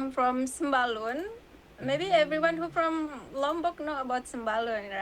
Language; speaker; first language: English; non-native, learner; Indonesian